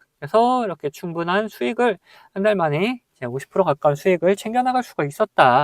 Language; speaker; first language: Korean; native; Korean